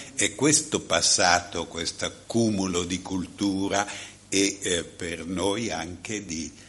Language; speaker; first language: Italian; native; Italian